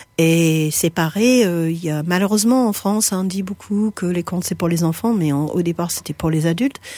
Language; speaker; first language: French; non-native, fluent; English